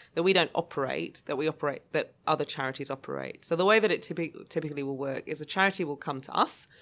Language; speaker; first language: English; native; English